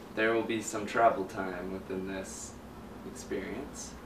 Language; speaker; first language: English; native; English